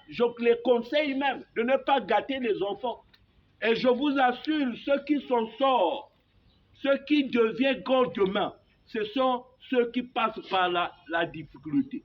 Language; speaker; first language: French; native; French